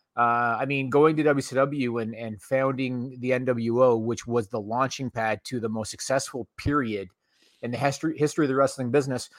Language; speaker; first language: English; native; English